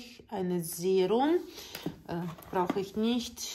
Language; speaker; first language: German; non-native, learner; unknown